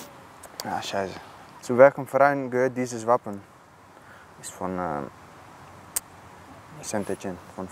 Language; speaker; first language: German; non-native, learner; Dutch